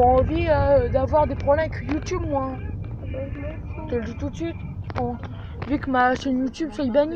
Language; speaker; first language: French; native; French